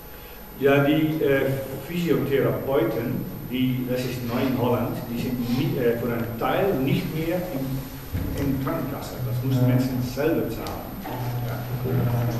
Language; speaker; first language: German; non-native, learner; Dutch